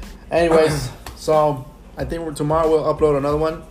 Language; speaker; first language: English; early bilingual, other home language; Spanish